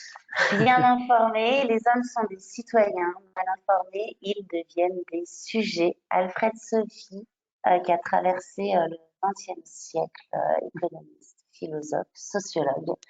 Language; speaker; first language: French; native; French